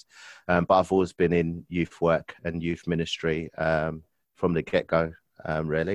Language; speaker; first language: English; native; English